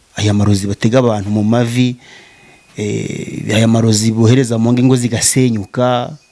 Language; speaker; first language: Kinyarwanda; early bilingual, heritage; Kinyarwanda